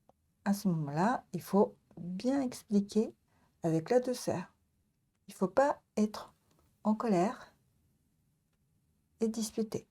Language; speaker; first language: French; non-native, learner; Japanese